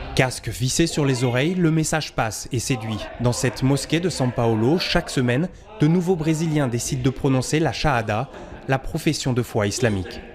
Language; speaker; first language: French; native; French